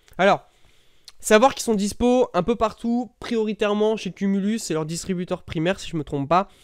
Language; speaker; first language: French; native; French